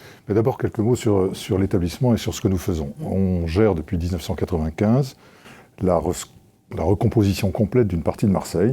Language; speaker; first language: French; native; French